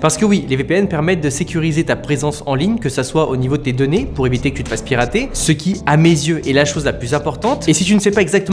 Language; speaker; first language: French; native; French